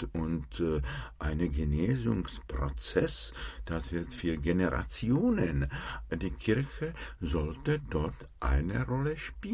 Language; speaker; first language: German; non-native, fluent; Czech